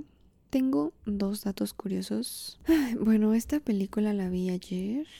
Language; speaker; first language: Spanish; native; Spanish